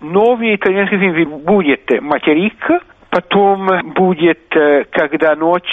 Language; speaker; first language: Russian; non-native, fluent; Italian